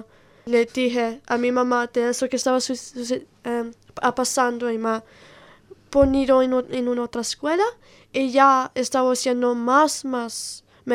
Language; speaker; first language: Spanish; non-native, learner; Italian